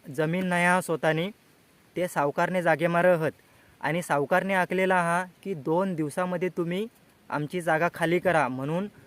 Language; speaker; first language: Marathi; non-native, local second language; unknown